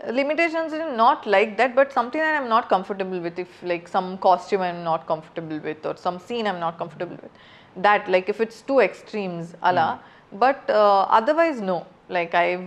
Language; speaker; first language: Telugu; non-native, fluent; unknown